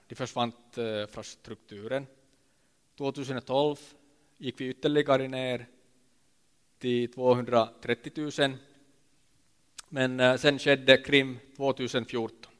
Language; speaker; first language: Swedish; non-native, local second language; Finnish